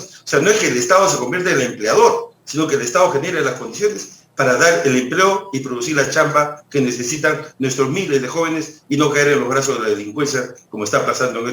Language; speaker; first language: Spanish; native; Spanish